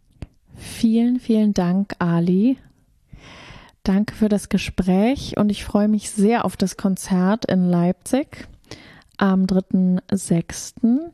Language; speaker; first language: German; native; German